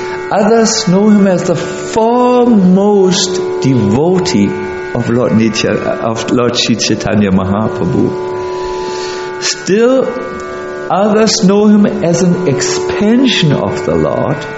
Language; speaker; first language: English; non-native, fluent; German